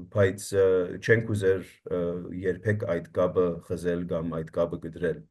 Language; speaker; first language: Armenian; early bilingual, heritage; Armenian